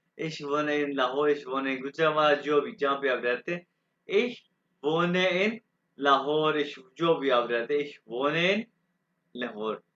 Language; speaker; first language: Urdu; non-native, local second language; Punjabi